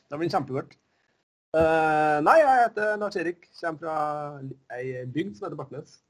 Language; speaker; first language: Norwegian; native; Norwegian